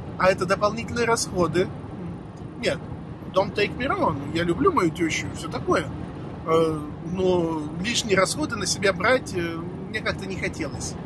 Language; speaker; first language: Russian; native; Russian